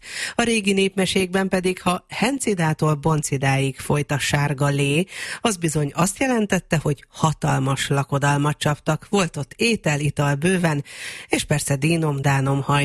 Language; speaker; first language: Hungarian; native; Hungarian